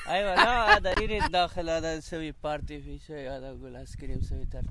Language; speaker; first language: Arabic; non-native, learner; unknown